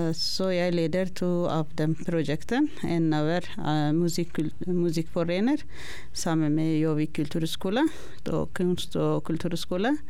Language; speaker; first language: Norwegian; non-native, learner; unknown